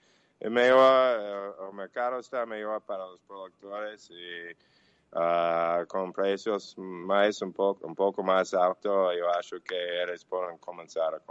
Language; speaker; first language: Portuguese; non-native, fluent; English